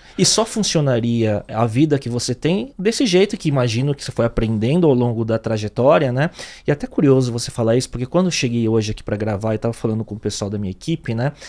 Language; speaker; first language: Portuguese; native; Portuguese